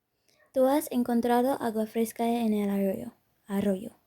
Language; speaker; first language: Spanish; non-native, learner; English